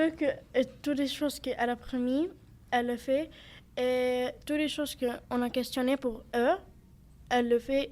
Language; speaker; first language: French; non-native, learner; Arabic